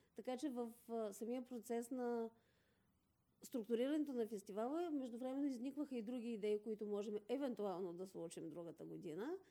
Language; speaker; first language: Bulgarian; native; Bulgarian